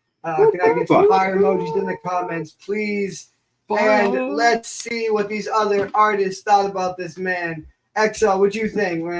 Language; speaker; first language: English; native; English